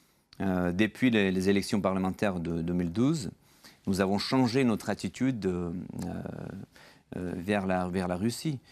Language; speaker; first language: French; non-native, fluent; Georgian